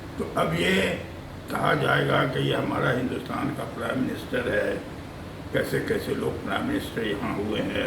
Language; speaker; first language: Hindi; native; Hindi